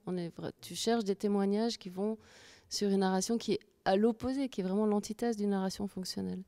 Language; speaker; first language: French; native; French